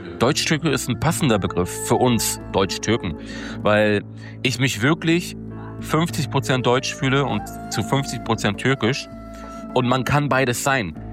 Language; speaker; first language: German; early bilingual, other home language; Turkish